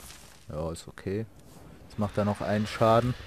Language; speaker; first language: German; native; German